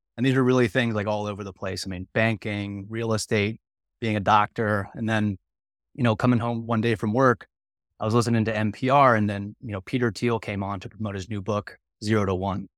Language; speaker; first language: English; native; English